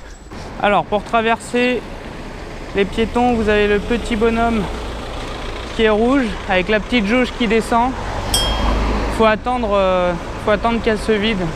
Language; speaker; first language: French; native; French